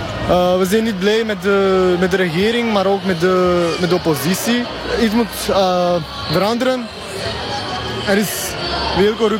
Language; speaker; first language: Dutch; non-native, fluent; Albanian